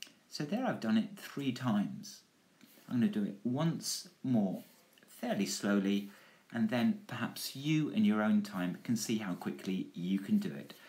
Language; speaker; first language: English; native; English